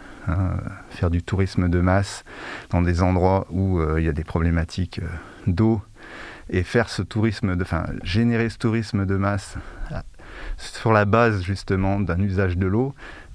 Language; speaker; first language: French; native; French